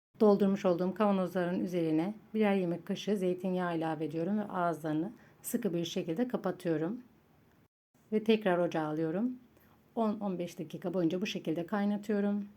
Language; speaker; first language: Turkish; native; Turkish